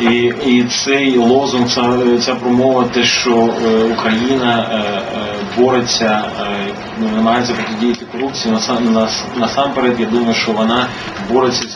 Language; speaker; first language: Ukrainian; native; Ukrainian